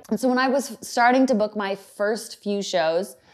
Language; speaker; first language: English; native; English